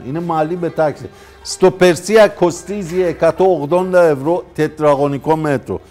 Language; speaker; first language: Greek; non-native, learner; Persian